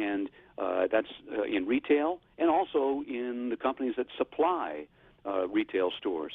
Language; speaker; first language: English; native; English